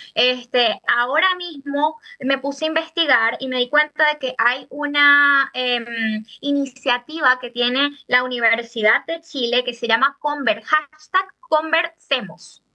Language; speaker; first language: Spanish; native; Spanish